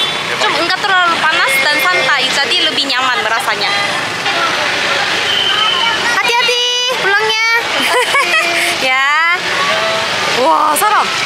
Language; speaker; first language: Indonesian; non-native, fluent; Korean